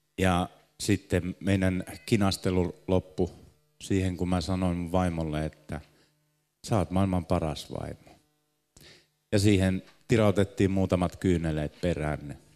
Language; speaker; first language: Finnish; native; Finnish